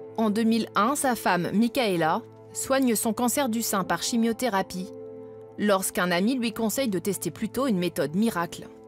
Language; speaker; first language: French; native; French